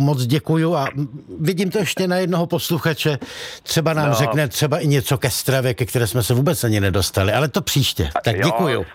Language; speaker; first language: Czech; native; Czech